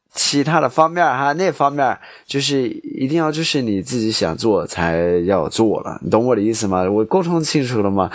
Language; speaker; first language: Chinese; non-native, fluent; English